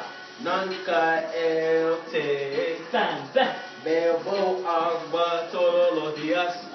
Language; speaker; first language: Spanish; non-native, learner; English